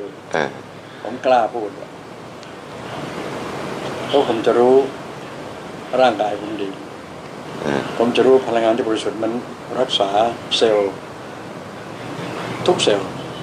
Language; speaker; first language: Thai; native; Thai